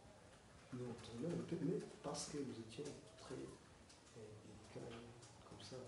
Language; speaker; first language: French; non-native, learner; Kinyarwanda